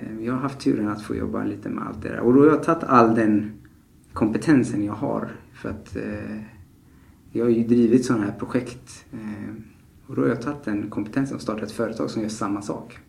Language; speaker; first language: Swedish; early bilingual, other home language; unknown